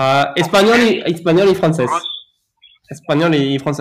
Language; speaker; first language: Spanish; non-native, learner; French